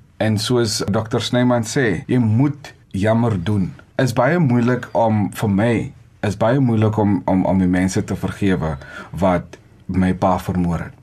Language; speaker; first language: Afrikaans; non-native, local second language; Xhosa